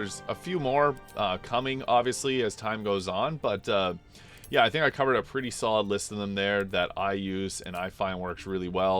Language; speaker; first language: English; native; English